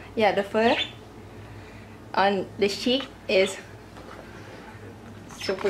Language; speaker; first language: English; non-native, learner; Thai